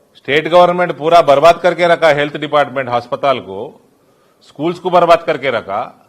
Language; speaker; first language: Hindi; non-native, local second language; Telugu